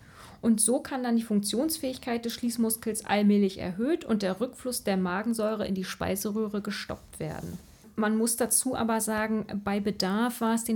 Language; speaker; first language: German; native; German